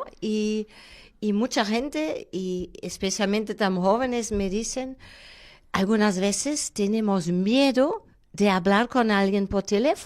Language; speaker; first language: Spanish; non-native, fluent; German